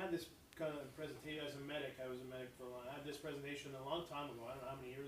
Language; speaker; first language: English; native; English